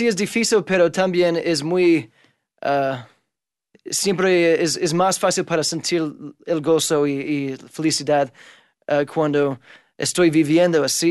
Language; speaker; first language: Spanish; non-native, fluent; English